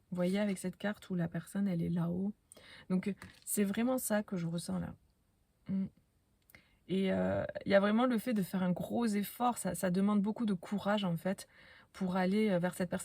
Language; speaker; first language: French; native; French